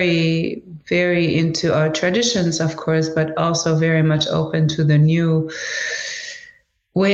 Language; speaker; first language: English; non-native, fluent; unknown